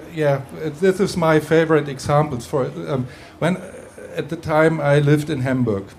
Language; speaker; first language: English; non-native, fluent; German